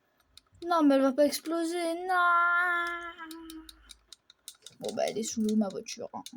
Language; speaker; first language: French; native; French